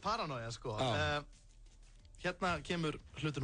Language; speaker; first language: Icelandic; native; Icelandic